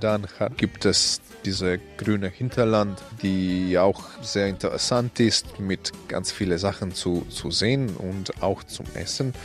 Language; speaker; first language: German; non-native, fluent; Croatian